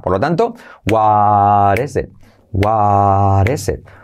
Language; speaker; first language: English; non-native, fluent; Spanish